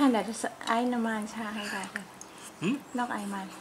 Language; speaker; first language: German; non-native, learner; Thai